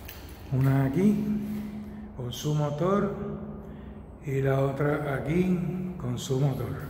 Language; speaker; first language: Spanish; native; Spanish